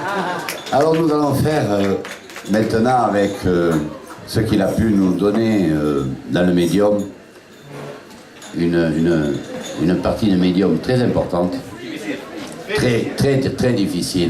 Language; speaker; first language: French; native; French